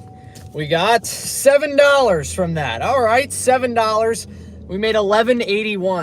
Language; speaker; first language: English; native; English